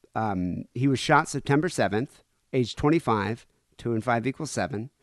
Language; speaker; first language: English; native; English